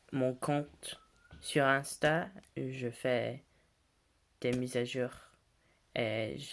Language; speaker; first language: French; non-native, learner; English